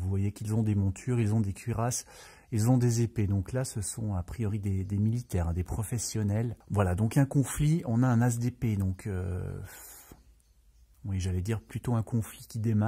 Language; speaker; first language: French; native; French